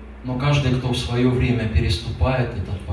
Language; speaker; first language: Russian; native; Russian